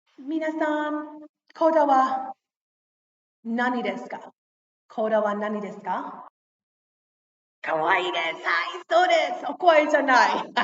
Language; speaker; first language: Japanese; non-native, learner; English